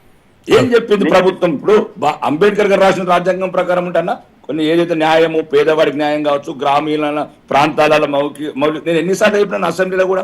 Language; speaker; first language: Telugu; native; Telugu